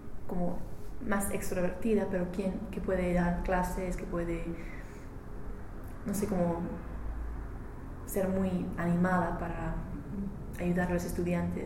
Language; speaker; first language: Spanish; non-native, learner; English